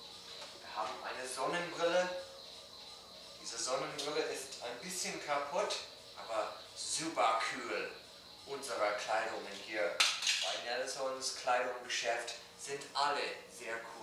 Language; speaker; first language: German; non-native, learner; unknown